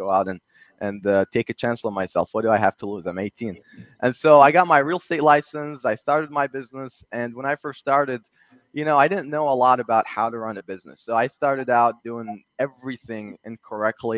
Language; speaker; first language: English; early bilingual, other home language; Arabic